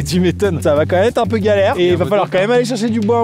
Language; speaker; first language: French; native; French